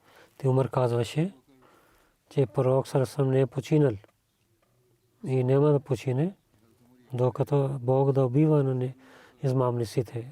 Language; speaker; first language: Bulgarian; non-native, learner; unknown